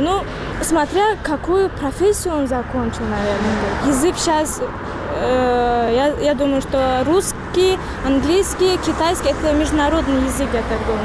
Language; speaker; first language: Russian; non-native, local second language; Tajik